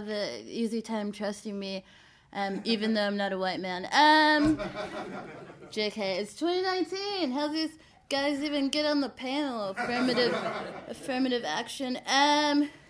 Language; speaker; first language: English; native; English